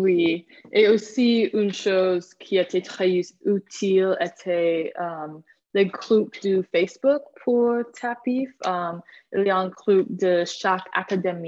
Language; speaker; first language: French; non-native, fluent; English